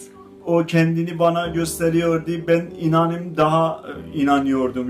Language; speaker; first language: Turkish; non-native, fluent; Azerbaijani